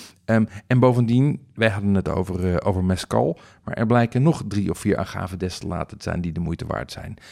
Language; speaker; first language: Dutch; native; Dutch